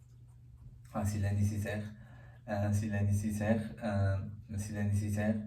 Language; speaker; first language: French; non-native, learner; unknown